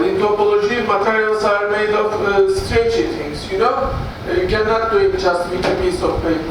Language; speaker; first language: English; non-native, fluent; Turkish